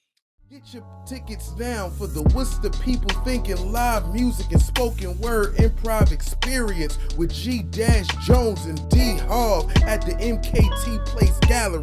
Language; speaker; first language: English; native; English